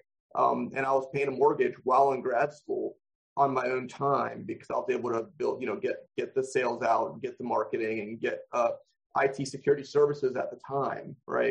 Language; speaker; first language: English; native; English